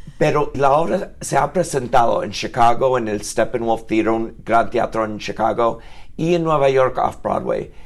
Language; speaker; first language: Spanish; early bilingual, heritage; Spanish